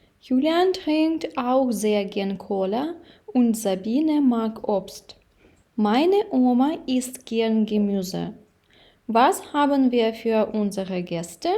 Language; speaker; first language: German; non-native, fluent; Ukrainian